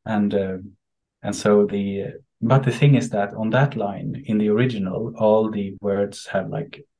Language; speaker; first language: English; non-native, fluent; Swedish